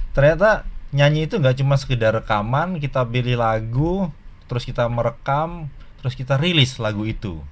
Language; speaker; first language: Indonesian; native; Indonesian